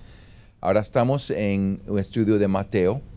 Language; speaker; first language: Spanish; early bilingual, heritage; Spanish